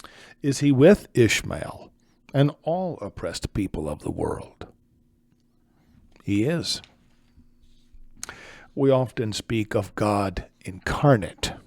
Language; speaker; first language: English; native; English